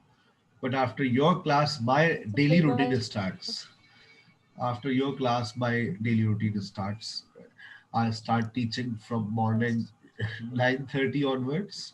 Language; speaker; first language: English; non-native, fluent; Urdu